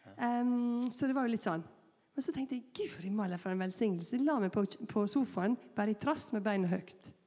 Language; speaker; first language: Norwegian; native; Norwegian